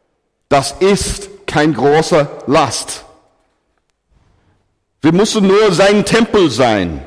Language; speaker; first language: German; non-native, fluent; English